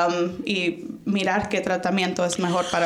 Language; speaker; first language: Spanish; early bilingual, heritage; Spanish